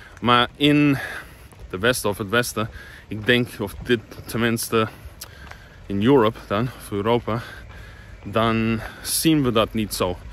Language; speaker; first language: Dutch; non-native, fluent; English